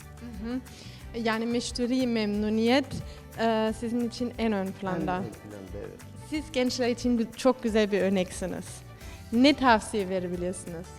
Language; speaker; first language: Turkish; early bilingual, heritage; Turkish